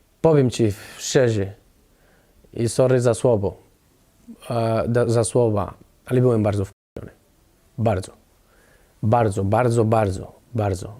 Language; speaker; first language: Polish; non-native, learner; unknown